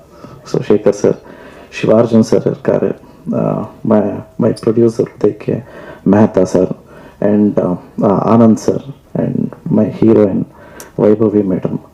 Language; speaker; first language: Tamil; non-native, learner; Kannada